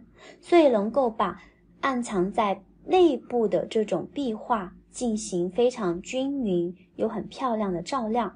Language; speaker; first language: Chinese; native; Chinese